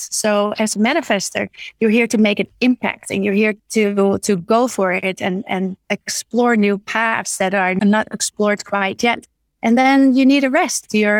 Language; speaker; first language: English; non-native, fluent; Dutch